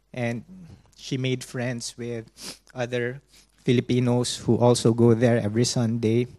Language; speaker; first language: English; non-native, local second language; Filipino